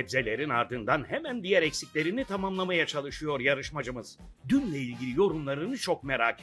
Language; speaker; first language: Turkish; native; Turkish